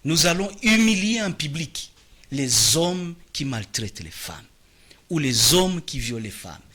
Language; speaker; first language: French; non-native, local second language; Swahili